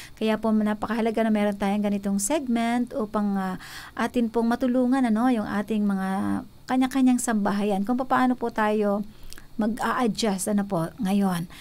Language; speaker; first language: Filipino; native; Filipino